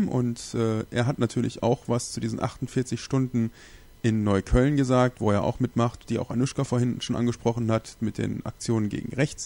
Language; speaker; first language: German; native; German